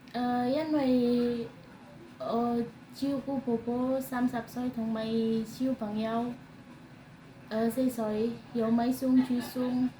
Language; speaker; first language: Cantonese; non-native, learner; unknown